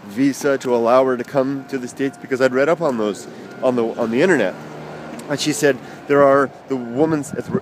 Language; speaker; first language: English; native; English